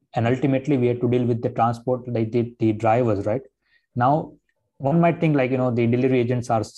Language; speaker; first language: English; non-native, local second language; Gujarati